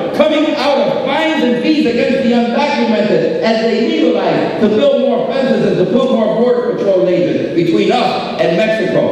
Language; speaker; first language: English; early bilingual, other home language; Spanish